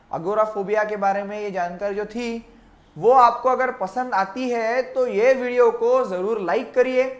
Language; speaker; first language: Hindi; non-native, local second language; Marathi